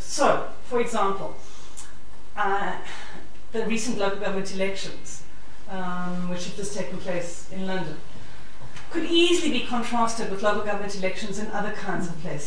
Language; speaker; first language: English; native; English